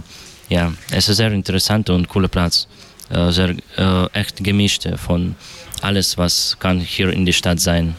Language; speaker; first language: German; non-native, learner; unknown